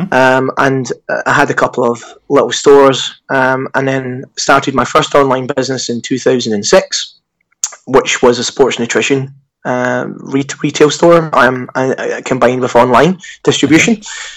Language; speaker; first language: English; native; English